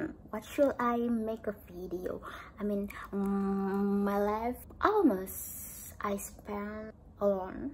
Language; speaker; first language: English; non-native, learner; Indonesian